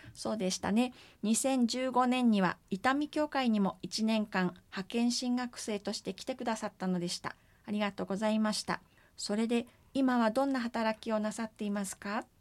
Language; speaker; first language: Japanese; native; Japanese